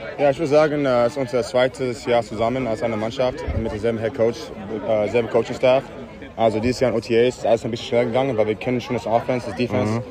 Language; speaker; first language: German; early bilingual, heritage; English